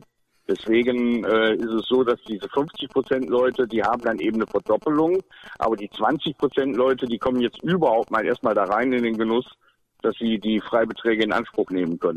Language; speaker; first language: German; native; German